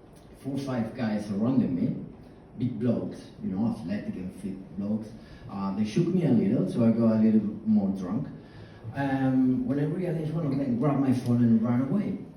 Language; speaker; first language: English; non-native, fluent; Spanish